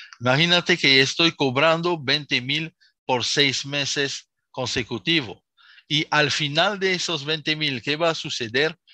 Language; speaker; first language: Spanish; non-native, fluent; Arabic